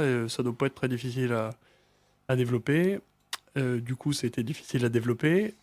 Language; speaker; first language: French; native; French